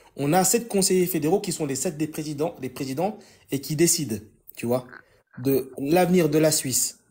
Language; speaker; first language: French; native; French